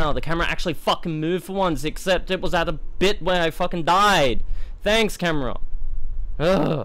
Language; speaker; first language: English; native; English